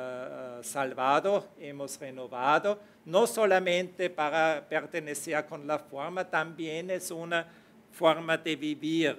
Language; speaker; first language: Spanish; non-native, fluent; German